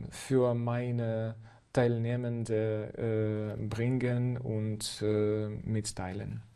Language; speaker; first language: German; non-native, fluent; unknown